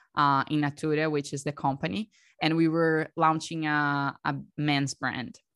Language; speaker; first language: English; non-native, fluent; Portuguese